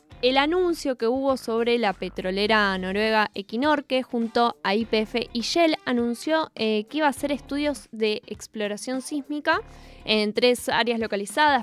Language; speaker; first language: Spanish; native; Spanish